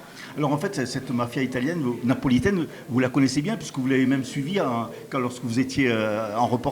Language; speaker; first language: French; native; French